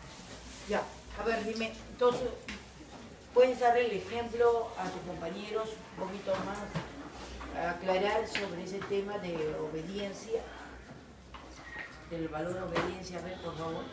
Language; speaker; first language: Spanish; native; Spanish